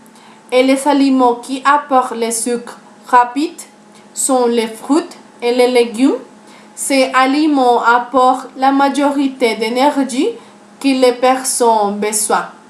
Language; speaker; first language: French; non-native, learner; Spanish